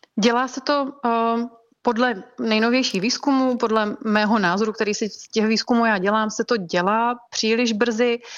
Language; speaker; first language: Czech; native; Czech